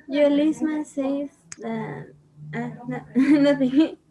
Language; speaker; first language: English; non-native, learner; Spanish